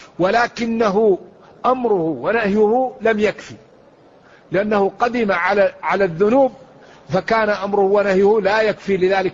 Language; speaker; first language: Arabic; native; Arabic